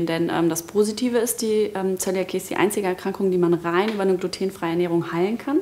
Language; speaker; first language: German; native; German